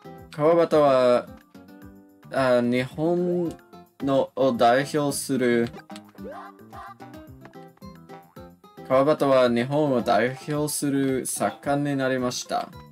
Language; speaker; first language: Japanese; non-native, learner; English